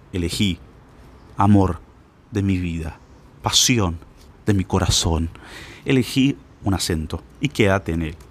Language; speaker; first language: Spanish; non-native, fluent; Portuguese